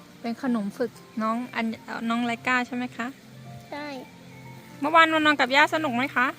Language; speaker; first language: Thai; native; Thai